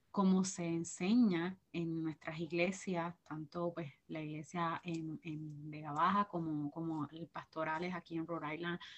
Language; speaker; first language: Spanish; native; Spanish